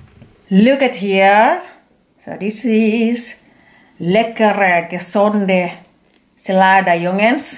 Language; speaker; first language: English; non-native, learner; Indonesian